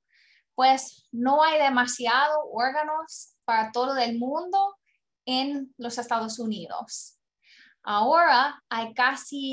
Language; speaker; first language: Spanish; non-native, learner; English